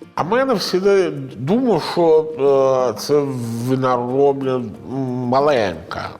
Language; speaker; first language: Ukrainian; non-native, learner; Italian